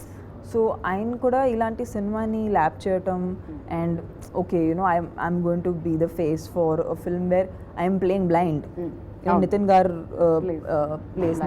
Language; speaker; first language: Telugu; non-native, fluent; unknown